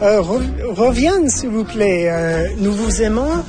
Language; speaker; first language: French; non-native, fluent; English